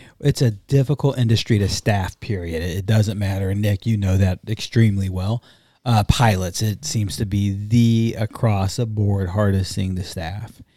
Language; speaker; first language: English; native; English